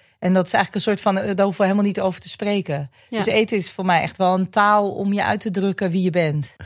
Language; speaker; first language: Dutch; native; Dutch